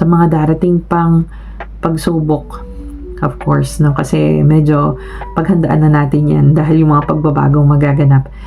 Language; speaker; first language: Filipino; native; Filipino